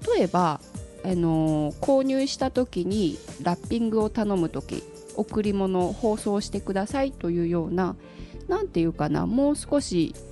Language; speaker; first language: Japanese; native; Japanese